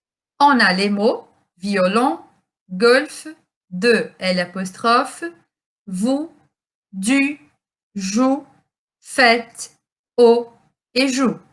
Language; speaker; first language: French; non-native, fluent; Portuguese